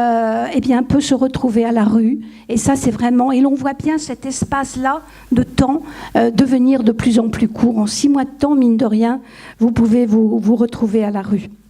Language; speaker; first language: French; native; French